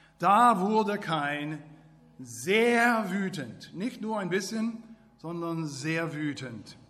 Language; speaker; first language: German; non-native, fluent; English